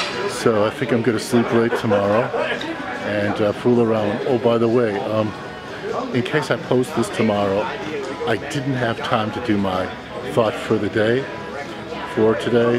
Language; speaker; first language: English; native; English